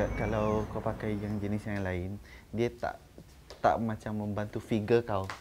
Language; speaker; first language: Malay; non-native, local second language; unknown